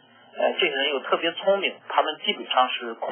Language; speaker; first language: Chinese; native; Chinese